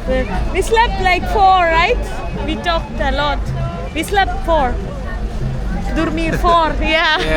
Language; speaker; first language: English; non-native, learner; Malayalam